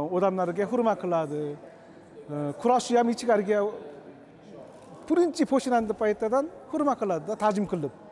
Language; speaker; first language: Uzbek; non-native, learner; Korean